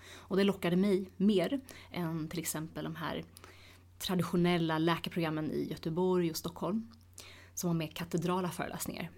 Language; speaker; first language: Swedish; early bilingual, other home language; Tigrinya